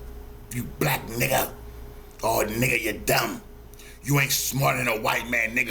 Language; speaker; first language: English; native; English